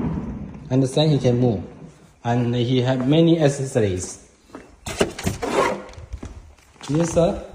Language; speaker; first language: English; non-native, learner; Chinese